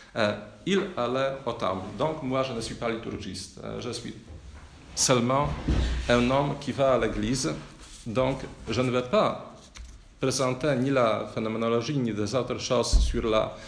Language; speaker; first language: French; non-native, fluent; Polish